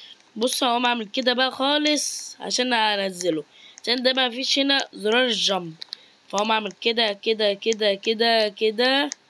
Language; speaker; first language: Arabic; native; Arabic